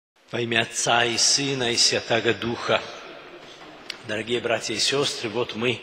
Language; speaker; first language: Russian; non-native, fluent; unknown